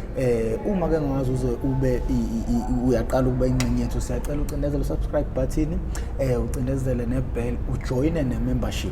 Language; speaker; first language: Zulu; native; Zulu